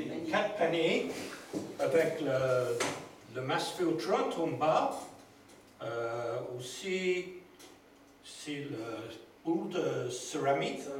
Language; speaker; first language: French; non-native, learner; English